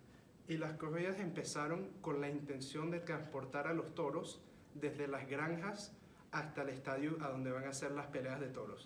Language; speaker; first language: Spanish; early bilingual, heritage; Spanish